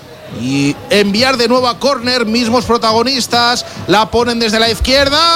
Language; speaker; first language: Spanish; native; Spanish